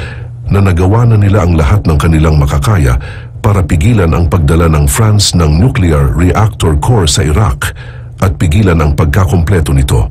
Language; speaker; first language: Filipino; native; Filipino